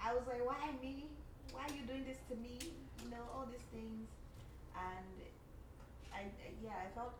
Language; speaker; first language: English; non-native, local second language; Yoruba